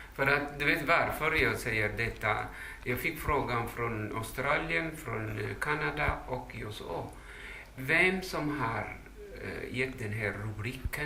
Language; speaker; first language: Swedish; non-native, fluent; Tigrinya